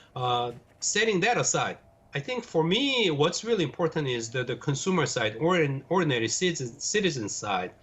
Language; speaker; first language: English; non-native, fluent; Korean